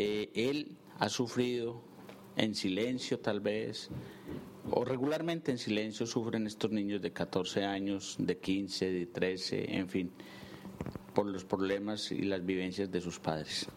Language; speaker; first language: Spanish; native; Spanish